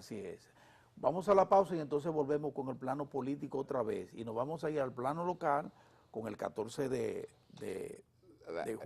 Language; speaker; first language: Spanish; native; Spanish